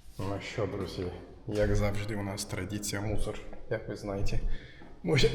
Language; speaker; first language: Ukrainian; non-native, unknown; Turkish